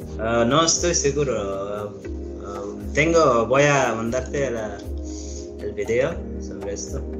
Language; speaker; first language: Spanish; non-native, learner; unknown